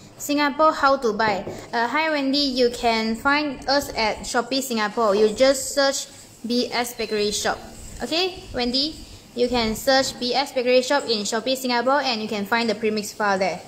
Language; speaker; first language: English; non-native, local second language; Chinese